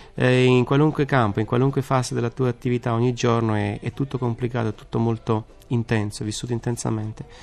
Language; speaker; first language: Italian; native; Italian